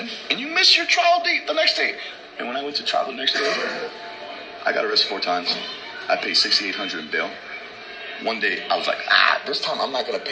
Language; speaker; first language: English; native; English